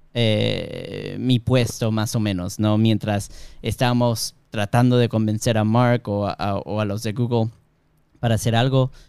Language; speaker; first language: Spanish; early bilingual, heritage; Spanish